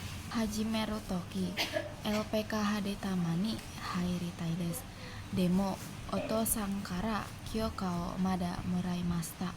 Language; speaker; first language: Japanese; non-native, learner; Indonesian